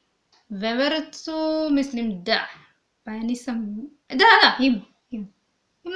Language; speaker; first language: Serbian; non-native, learner; English